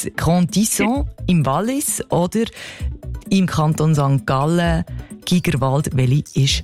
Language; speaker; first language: German; native; German